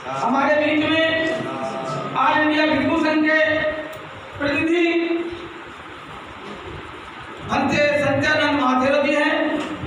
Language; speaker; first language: Hindi; native; Hindi